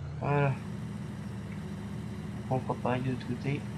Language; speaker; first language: French; native; French